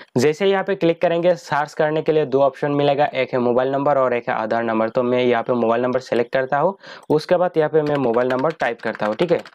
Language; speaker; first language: Hindi; native; Hindi